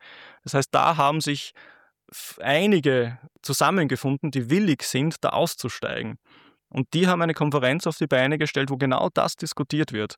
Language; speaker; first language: German; native; German